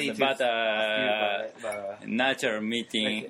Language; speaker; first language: English; non-native, learner; Japanese